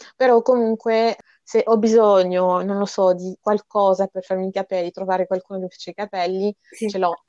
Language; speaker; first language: Italian; early bilingual, other home language; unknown